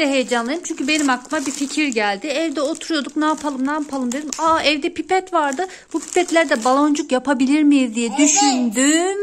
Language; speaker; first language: Turkish; native; Turkish